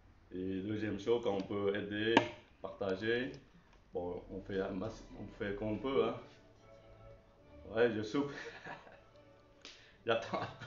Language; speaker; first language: French; non-native, learner; Chinese